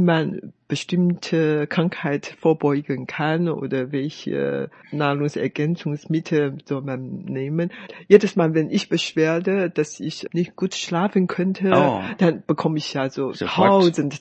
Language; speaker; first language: German; non-native, fluent; Chinese